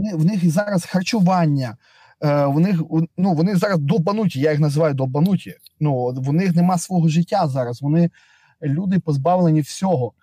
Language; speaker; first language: Ukrainian; native; Ukrainian